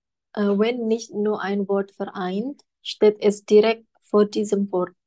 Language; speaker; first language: German; non-native, learner; Indonesian